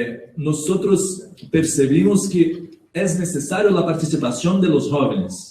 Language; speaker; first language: Spanish; non-native, learner; Portuguese